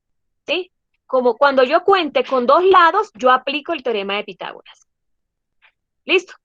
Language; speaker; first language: Spanish; native; Spanish